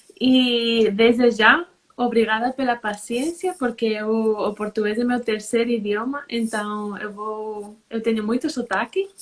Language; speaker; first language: Portuguese; non-native, fluent; Spanish